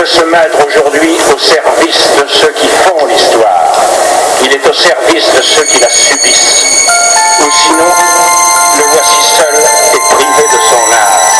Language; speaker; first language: French; non-native, learner; Arabic